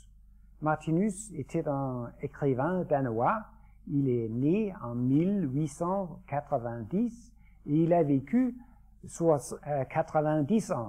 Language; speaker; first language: French; non-native, fluent; Danish